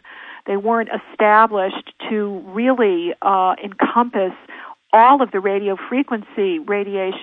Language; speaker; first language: English; native; English